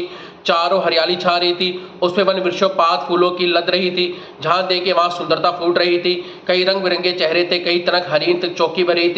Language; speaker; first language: Hindi; native; Hindi